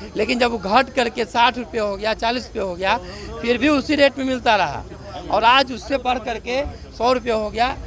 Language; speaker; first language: Hindi; native; Hindi